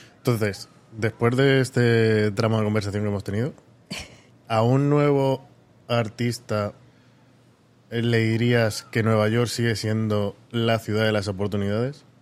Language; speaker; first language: Spanish; native; Spanish